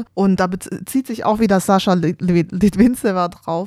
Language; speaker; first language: German; native; German